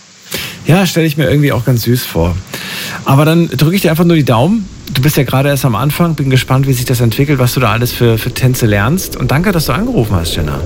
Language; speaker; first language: German; native; German